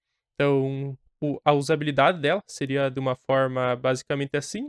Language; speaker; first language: Portuguese; native; Portuguese